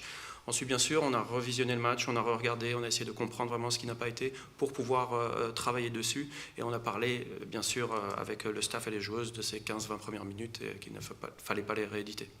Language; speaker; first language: French; native; French